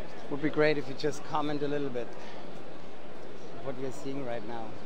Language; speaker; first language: English; non-native, fluent; German